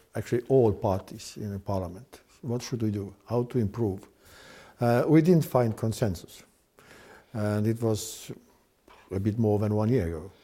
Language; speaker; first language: English; non-native, fluent; Estonian